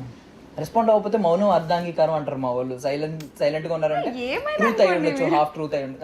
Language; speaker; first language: Telugu; native; Telugu